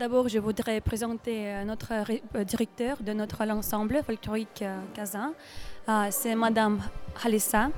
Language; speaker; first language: French; non-native, learner; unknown